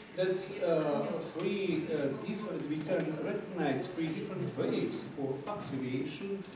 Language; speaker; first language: English; non-native, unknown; Serbian